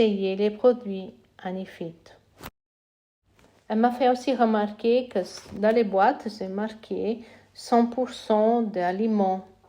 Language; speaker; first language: French; non-native, fluent; Italian